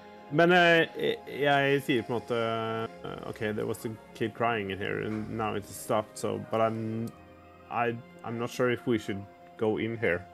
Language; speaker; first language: English; non-native, fluent; Norwegian